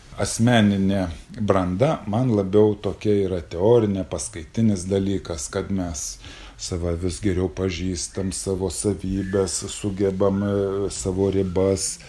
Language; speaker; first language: Lithuanian; native; Lithuanian